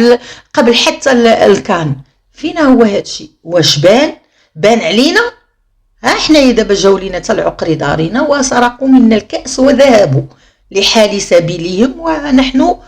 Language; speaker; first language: Arabic; native; Arabic